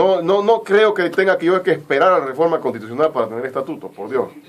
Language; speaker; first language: Spanish; native; Spanish